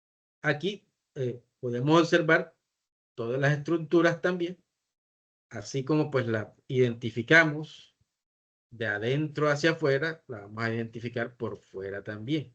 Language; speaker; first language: Spanish; native; Spanish